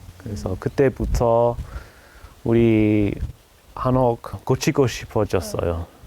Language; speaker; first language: Korean; non-native, learner; English